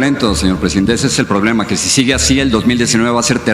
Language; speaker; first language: Spanish; native; Spanish